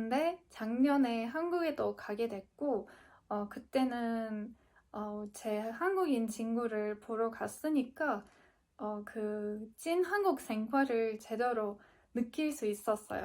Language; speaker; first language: Korean; non-native, fluent; Turkish